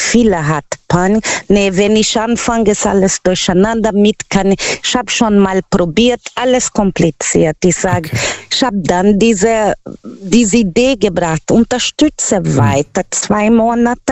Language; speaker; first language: German; non-native, learner; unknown